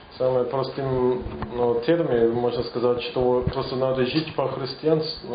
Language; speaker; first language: Russian; non-native, fluent; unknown